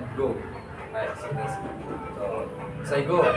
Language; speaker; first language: Japanese; non-native, learner; Indonesian